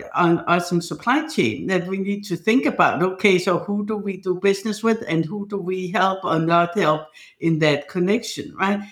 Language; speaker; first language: English; non-native, fluent; Danish